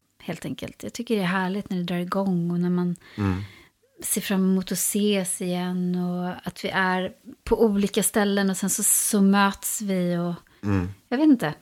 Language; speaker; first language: Swedish; native; Swedish